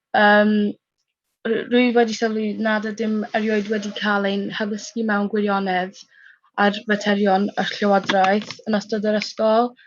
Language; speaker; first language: Welsh; non-native, local second language; English